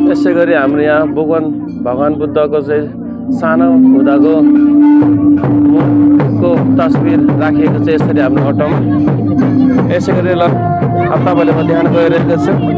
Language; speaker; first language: Nepali; non-native, local second language; Eastern Tamang